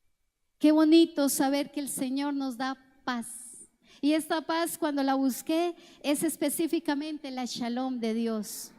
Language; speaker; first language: Spanish; native; Spanish